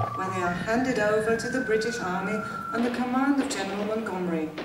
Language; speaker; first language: English; non-native, fluent; Dutch